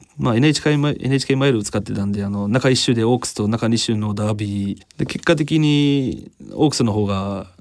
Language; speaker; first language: Japanese; non-native, fluent; English